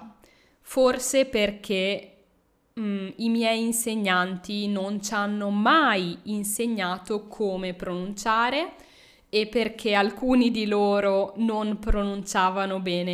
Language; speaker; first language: Italian; native; Italian